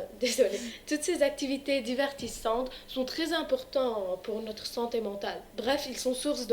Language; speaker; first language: French; non-native, local second language; Arabic